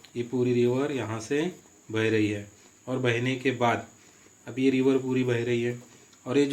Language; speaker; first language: Hindi; non-native, local second language; Marathi